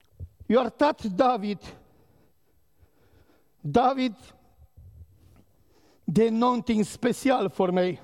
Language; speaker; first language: Swedish; non-native, learner; Romanian